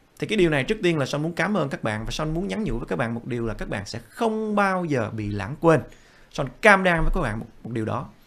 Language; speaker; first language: Vietnamese; early bilingual, other home language; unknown